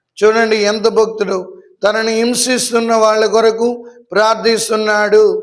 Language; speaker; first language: Telugu; native; Telugu